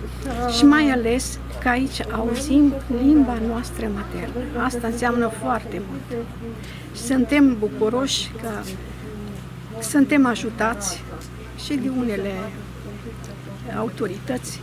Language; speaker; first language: Romanian; non-native, local second language; Ukrainian